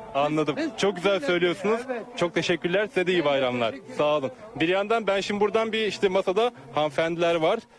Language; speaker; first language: Turkish; native; Turkish